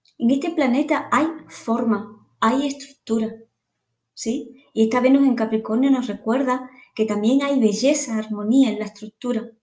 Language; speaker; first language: Spanish; native; Spanish